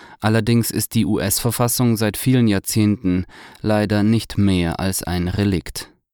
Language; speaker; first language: German; native; German